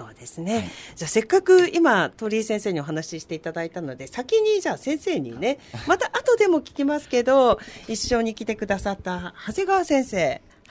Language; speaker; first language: Japanese; native; Japanese